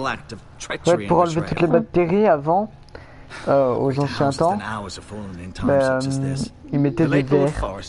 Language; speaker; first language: French; native; French